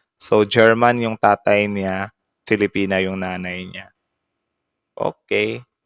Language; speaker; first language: Filipino; native; Filipino